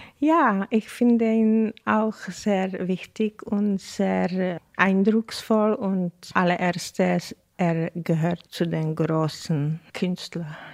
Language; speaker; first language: German; non-native, fluent; Czech